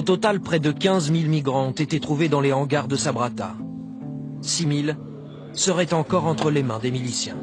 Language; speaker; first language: French; native; French